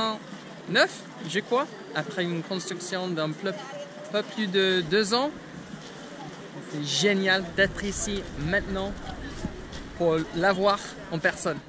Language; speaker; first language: French; non-native, fluent; English